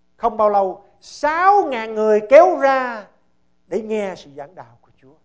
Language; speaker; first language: Vietnamese; early bilingual, heritage; Vietnamese